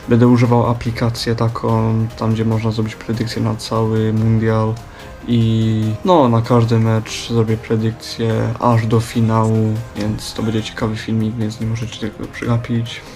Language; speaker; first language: Polish; early bilingual, heritage; Polish